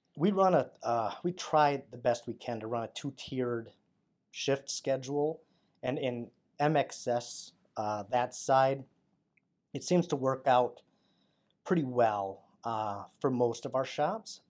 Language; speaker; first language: English; native; English